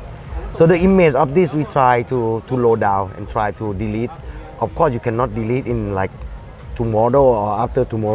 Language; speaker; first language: English; non-native, fluent; Thai